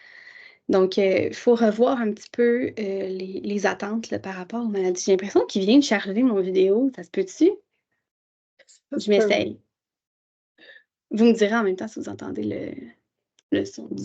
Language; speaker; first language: French; native; French